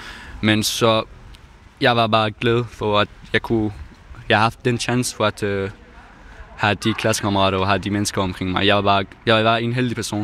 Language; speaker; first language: Danish; non-native, fluent; Persian